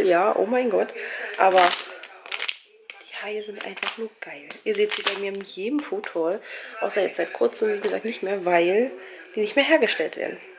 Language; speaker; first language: German; native; German